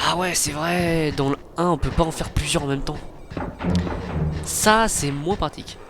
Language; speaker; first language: French; native; French